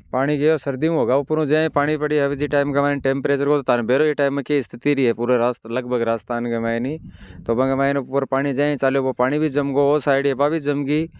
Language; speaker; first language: Hindi; native; Hindi